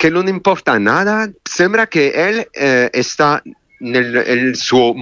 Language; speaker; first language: Spanish; non-native, learner; French